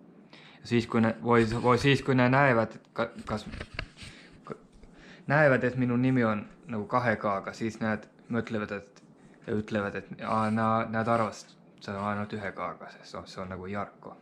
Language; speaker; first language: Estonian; non-native, learner; Finnish